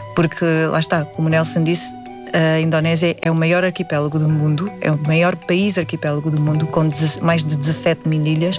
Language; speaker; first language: Portuguese; early bilingual, other home language; Indonesian